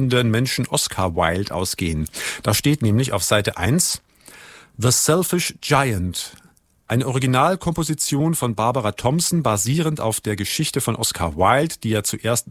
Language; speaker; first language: German; native; German